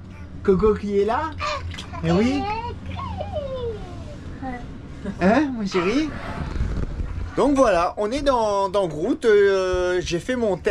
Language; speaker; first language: French; native; French